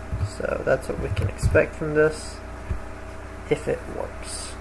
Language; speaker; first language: English; native; English